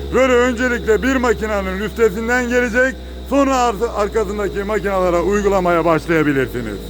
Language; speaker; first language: Turkish; native; Turkish